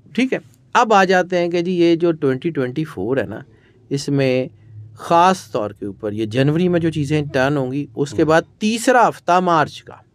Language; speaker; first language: Urdu; non-native, local second language; Punjabi